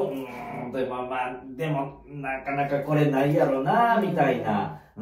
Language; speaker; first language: Japanese; native; Japanese